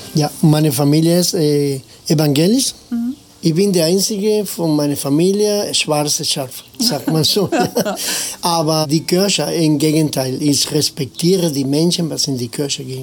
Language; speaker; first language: German; non-native, fluent; Spanish